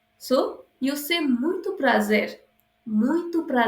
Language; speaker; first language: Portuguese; non-native, fluent; Hindi